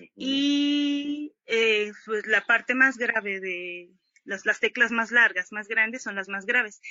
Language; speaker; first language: Spanish; native; Spanish